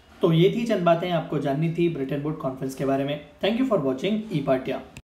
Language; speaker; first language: Hindi; non-native, local second language; Telugu